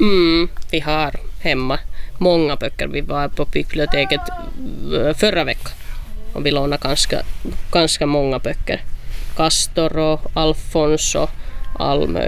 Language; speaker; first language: Swedish; non-native, local second language; Finnish